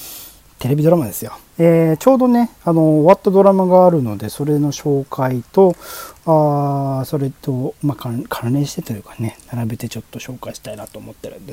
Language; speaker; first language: Japanese; native; Japanese